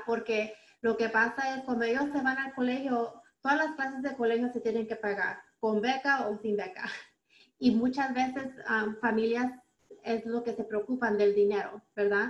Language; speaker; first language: Spanish; early bilingual, heritage; Spanish